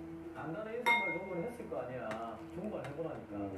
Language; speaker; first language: Korean; native; Korean